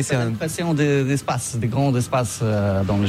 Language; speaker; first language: French; non-native, learner; Polish